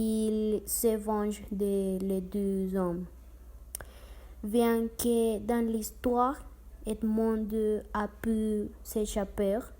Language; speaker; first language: French; non-native, learner; Spanish